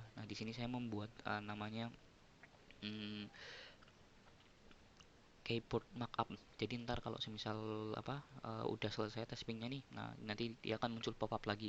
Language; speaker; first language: Indonesian; native; Indonesian